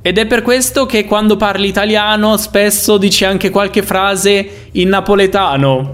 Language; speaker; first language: Italian; native; Italian